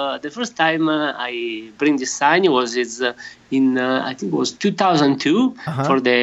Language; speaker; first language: English; non-native, learner; Italian